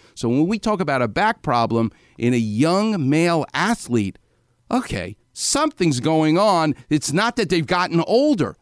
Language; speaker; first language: English; native; English